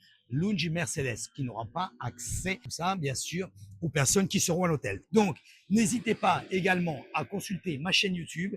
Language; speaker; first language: French; native; French